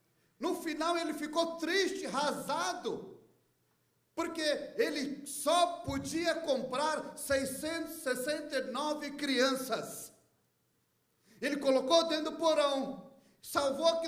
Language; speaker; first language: Portuguese; non-native, fluent; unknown